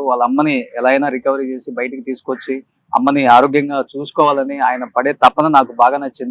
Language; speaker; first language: Telugu; native; Telugu